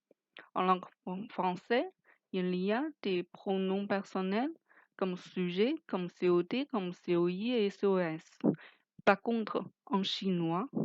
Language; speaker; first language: French; non-native, fluent; Chinese